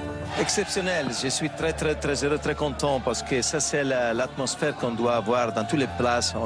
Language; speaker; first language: French; non-native, fluent; Italian